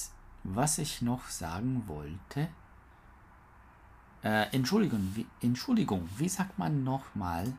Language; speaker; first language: German; non-native, learner; English